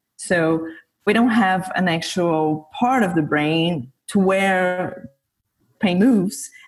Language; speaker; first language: English; non-native, fluent; Portuguese